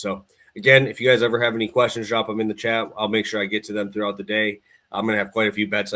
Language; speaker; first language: English; native; English